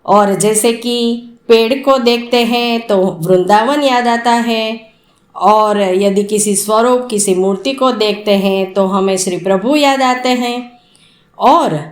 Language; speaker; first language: Hindi; non-native, local second language; Gujarati